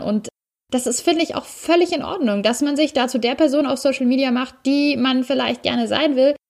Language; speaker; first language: German; native; German